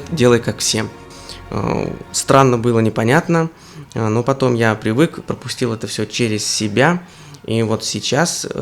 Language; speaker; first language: Russian; native; Russian